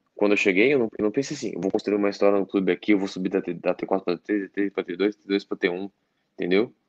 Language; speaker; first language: Portuguese; native; Portuguese